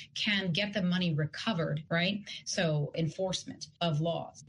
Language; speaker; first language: English; non-native, fluent; Russian